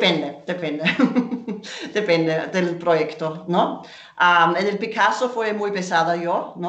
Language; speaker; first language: Spanish; non-native, fluent; German